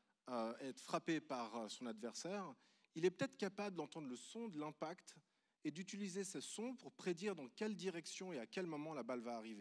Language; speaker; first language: French; native; French